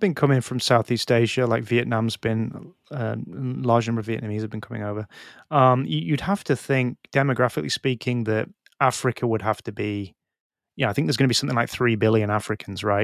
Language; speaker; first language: English; native; English